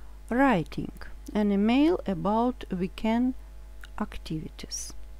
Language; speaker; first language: English; non-native, fluent; Russian